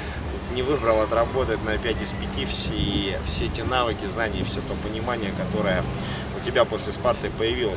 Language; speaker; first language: Russian; native; Russian